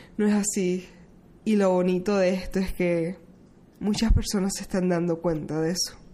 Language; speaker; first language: Spanish; early bilingual, heritage; Spanish